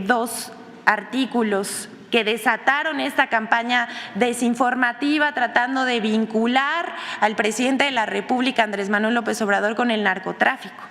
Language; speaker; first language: Spanish; native; Spanish